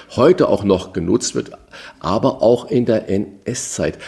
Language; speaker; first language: German; early bilingual, other home language; Portuguese